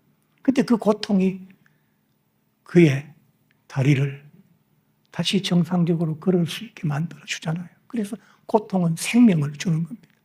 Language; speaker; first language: Korean; native; Korean